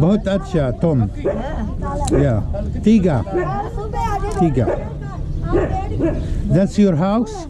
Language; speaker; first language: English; non-native, learner; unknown